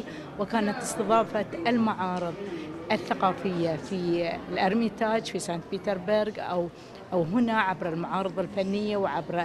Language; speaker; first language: Arabic; native; Arabic